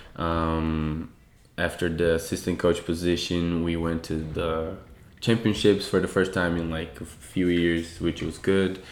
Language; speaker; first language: English; non-native, fluent; Portuguese